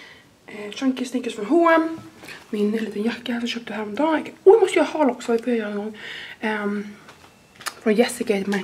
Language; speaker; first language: Swedish; native; Swedish